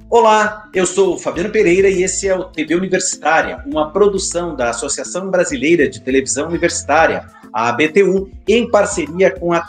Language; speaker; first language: Portuguese; native; Portuguese